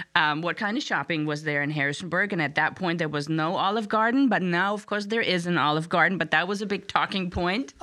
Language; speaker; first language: English; non-native, fluent; German